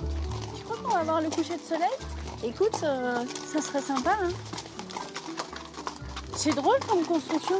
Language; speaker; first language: French; native; French